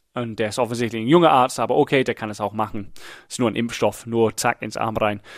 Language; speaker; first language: German; non-native, fluent; English